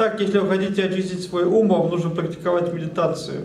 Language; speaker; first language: Russian; native; Russian